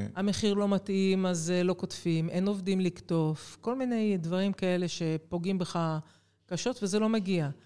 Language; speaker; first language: Hebrew; native; Hebrew